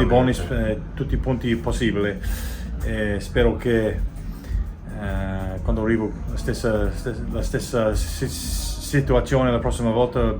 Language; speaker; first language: Italian; non-native, learner; English